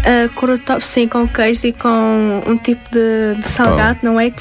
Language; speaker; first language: Portuguese; non-native, fluent; Tajik